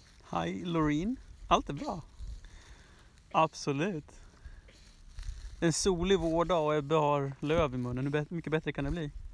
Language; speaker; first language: Swedish; native; Swedish